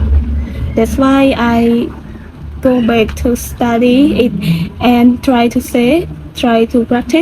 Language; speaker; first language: English; non-native, learner; Khmer